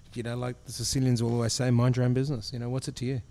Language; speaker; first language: English; native; English